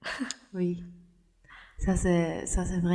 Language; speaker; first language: French; non-native, fluent; Norwegian